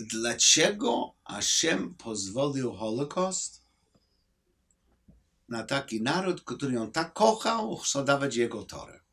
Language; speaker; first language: Polish; non-native, learner; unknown